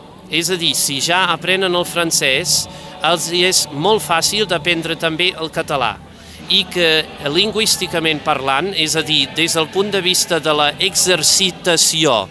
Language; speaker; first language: Catalan; non-native, fluent; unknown